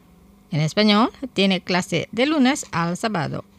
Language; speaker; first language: Spanish; non-native, fluent; Indonesian